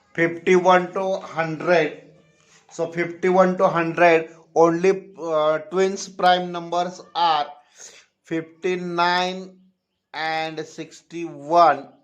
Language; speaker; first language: English; non-native, local second language; Marathi